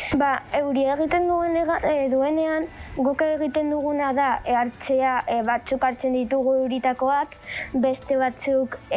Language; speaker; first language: Basque; non-native, local second language; Spanish